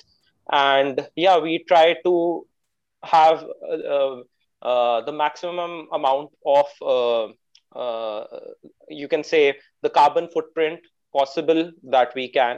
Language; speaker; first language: English; non-native, local second language; Hindi